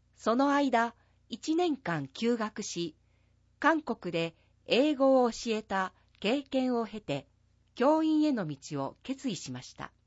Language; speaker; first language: Japanese; non-native, fluent; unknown